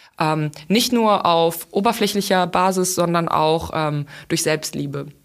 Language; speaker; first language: German; non-native, fluent; Russian